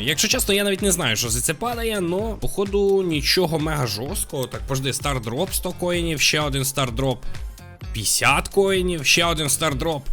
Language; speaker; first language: Ukrainian; non-native, local second language; Russian